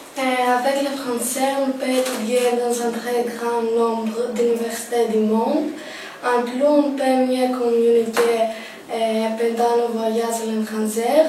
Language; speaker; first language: French; non-native, learner; Greek